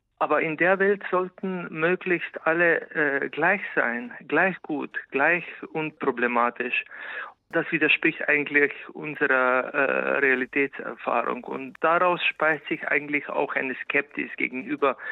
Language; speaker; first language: German; non-native, fluent; Slovenian